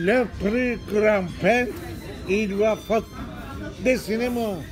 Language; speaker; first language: French; non-native, learner; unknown